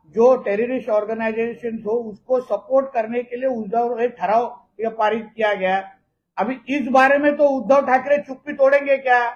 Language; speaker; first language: Hindi; non-native, local second language; Marathi